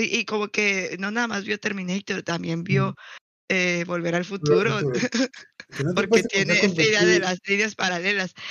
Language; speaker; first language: Spanish; native; Spanish